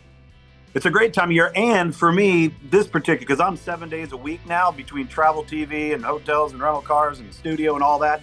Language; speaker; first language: English; native; English